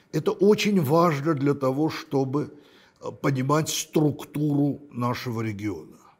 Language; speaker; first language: Russian; non-native, local second language; Armenian